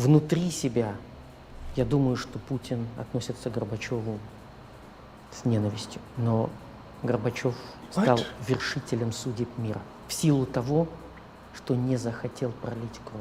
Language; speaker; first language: Russian; native; Russian